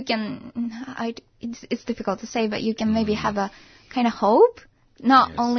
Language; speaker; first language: English; non-native, fluent; Japanese